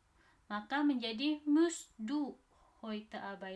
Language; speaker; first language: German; non-native, fluent; Indonesian